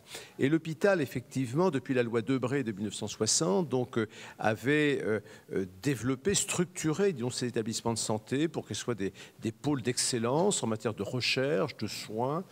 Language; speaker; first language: French; native; French